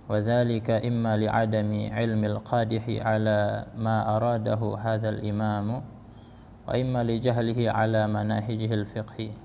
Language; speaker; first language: Arabic; non-native, fluent; Indonesian